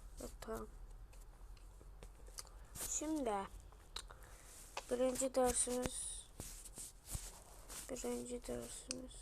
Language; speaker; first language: Turkish; native; Turkish